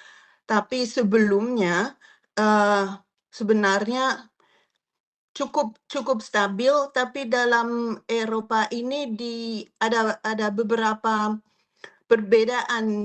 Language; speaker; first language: Indonesian; non-native, fluent; French